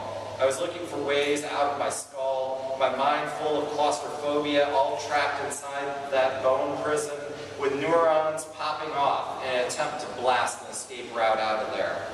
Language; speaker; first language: English; native; English